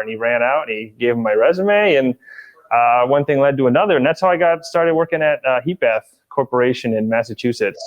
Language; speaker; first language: English; native; English